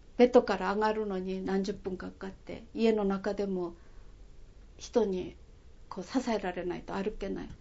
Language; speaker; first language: Japanese; non-native, fluent; Korean